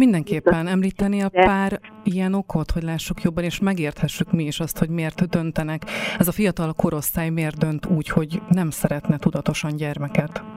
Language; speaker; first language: Hungarian; native; Hungarian